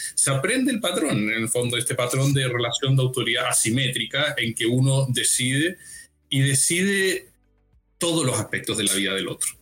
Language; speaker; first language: Spanish; native; Spanish